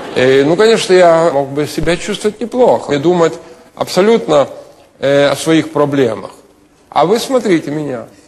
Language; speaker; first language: Russian; non-native, local second language; Lithuanian